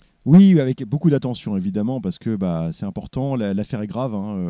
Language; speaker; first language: French; native; French